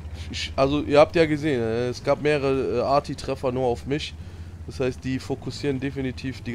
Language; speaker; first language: German; native; German